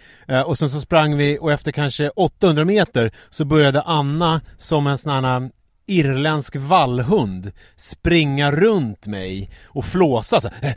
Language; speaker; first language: Swedish; native; Swedish